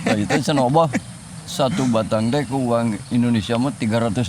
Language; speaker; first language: Indonesian; non-native, local second language; Sundanese